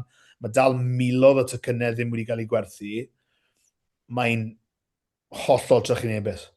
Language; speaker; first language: Welsh; native; Welsh